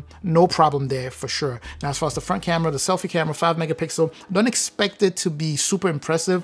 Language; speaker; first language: English; native; English